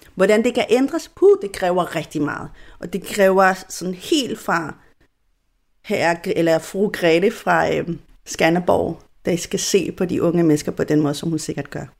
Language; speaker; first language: Danish; non-native, fluent; Spanish